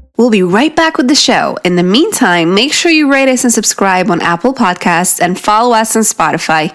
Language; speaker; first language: English; non-native, fluent; Polish